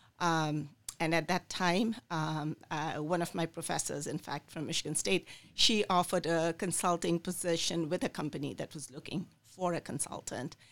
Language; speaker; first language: English; non-native, local second language; Bangla